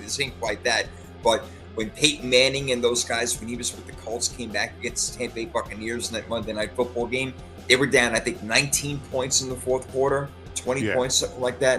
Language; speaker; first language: English; native; English